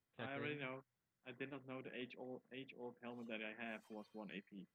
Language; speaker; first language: English; non-native, fluent; Dutch